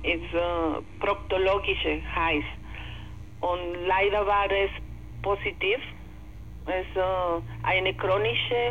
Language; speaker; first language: German; non-native, learner; Spanish